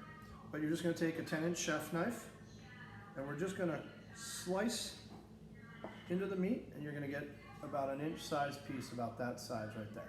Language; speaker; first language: English; native; English